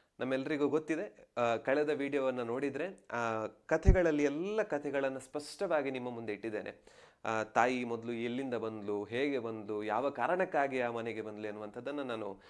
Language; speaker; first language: Kannada; non-native, local second language; Tulu